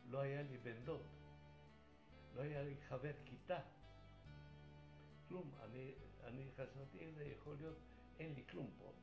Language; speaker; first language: Hebrew; non-native, fluent; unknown